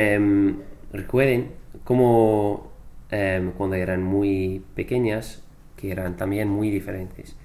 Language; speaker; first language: Spanish; non-native, fluent; English